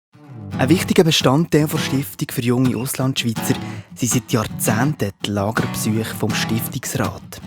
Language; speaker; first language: German; native; German